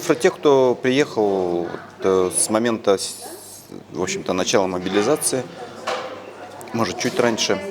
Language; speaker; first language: Russian; native; Russian